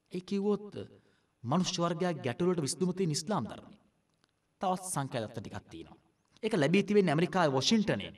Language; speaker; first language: Sinhala; non-native, local second language; Tamil